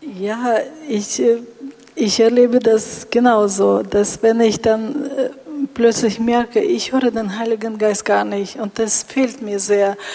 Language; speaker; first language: German; non-native, fluent; Russian